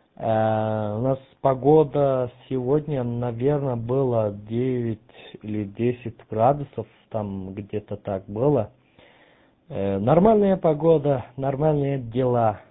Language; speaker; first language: Russian; non-native, fluent; Turkish